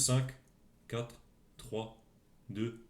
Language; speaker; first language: French; native; French